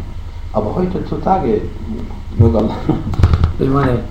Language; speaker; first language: German; non-native, fluent; Arabic